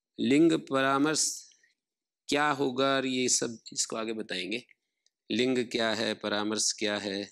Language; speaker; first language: Hindi; native; Hindi